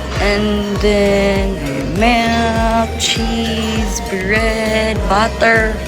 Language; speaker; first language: English; non-native, local second language; Cebuano